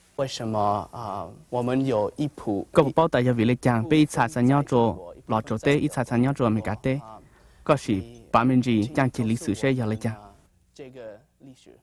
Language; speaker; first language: Chinese; non-native, learner; Hmong